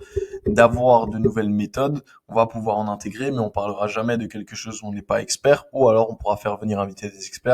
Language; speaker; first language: French; native; French